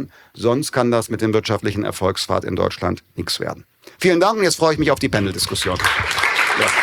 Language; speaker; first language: German; native; German